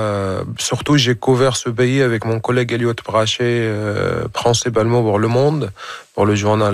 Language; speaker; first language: French; non-native, fluent; Arabic